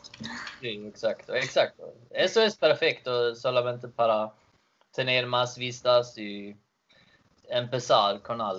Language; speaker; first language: Spanish; non-native, learner; Swedish